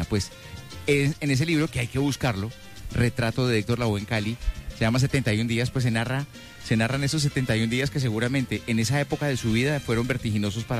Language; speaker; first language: Spanish; native; Spanish